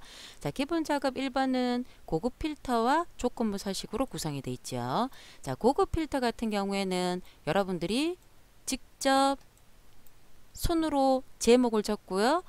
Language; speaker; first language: Korean; native; Korean